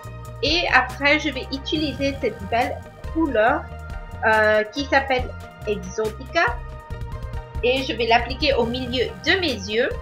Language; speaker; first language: French; non-native, fluent; Spanish